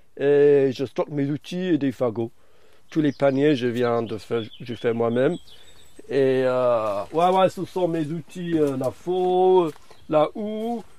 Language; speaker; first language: French; non-native, fluent; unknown